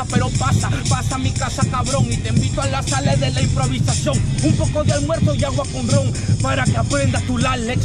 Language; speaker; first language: Spanish; native; Spanish